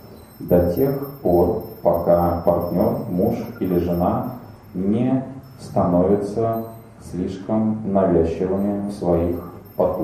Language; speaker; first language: Russian; native; Russian